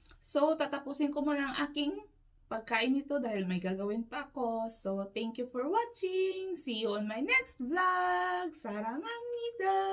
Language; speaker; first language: Filipino; native; Filipino